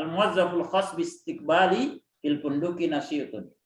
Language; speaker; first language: Arabic; non-native, fluent; Indonesian